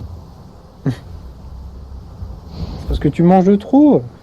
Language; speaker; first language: French; native; French